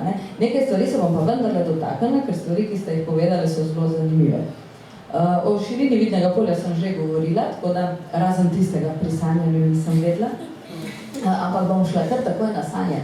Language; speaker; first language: Slovenian; native; Slovenian